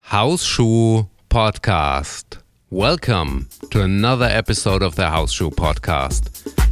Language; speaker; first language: English; non-native, fluent; German